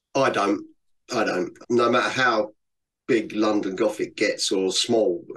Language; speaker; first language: English; native; English